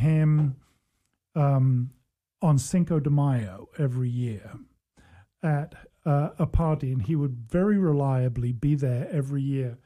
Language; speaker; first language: English; native; English